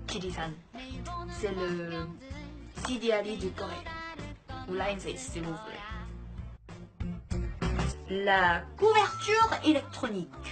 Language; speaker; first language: French; non-native, fluent; Korean